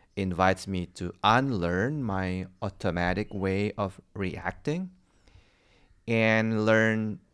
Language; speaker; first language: English; non-native, fluent; Indonesian